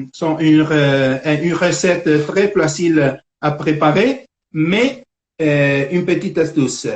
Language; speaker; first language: French; non-native, fluent; Italian